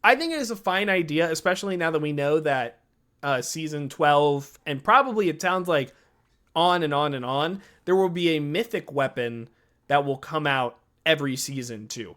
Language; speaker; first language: English; native; English